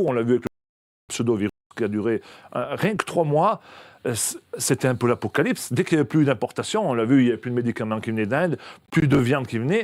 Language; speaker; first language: French; native; French